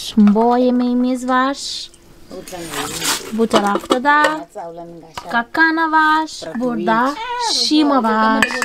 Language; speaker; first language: Turkish; non-native, fluent; Portuguese